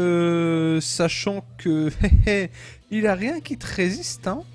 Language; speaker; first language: French; native; French